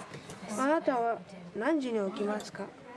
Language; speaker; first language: Japanese; non-native, learner; English